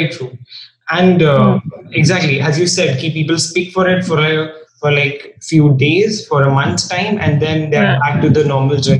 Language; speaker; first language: English; non-native, local second language; Hindi